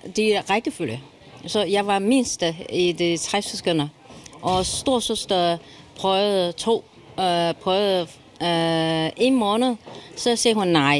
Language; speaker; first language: Danish; non-native, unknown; Chinese